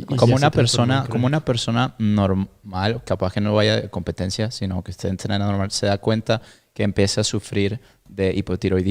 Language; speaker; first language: Spanish; native; Spanish